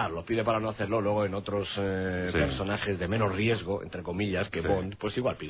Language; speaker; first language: Spanish; native; Spanish